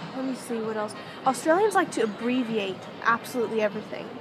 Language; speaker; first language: English; native; English